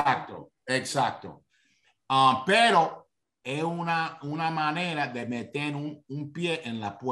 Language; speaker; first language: Spanish; early bilingual, heritage; Spanish